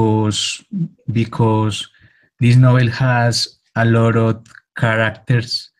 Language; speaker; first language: English; non-native, learner; Spanish